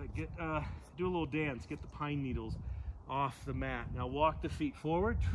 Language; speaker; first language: English; native; English